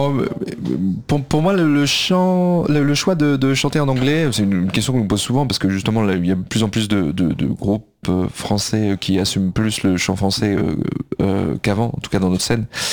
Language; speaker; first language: French; native; French